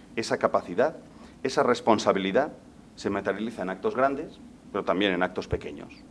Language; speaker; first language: Spanish; native; Spanish